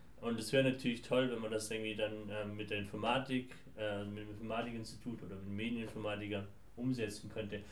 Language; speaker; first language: German; early bilingual, other home language; Persian